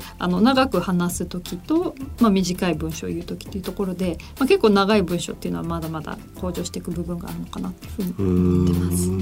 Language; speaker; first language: Japanese; native; Japanese